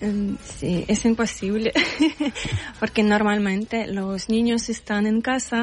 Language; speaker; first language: Spanish; non-native, learner; Ukrainian